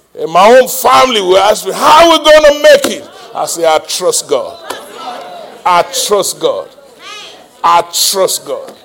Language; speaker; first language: English; non-native, local second language; Yoruba